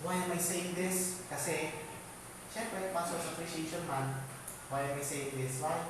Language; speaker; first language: English; non-native, local second language; Filipino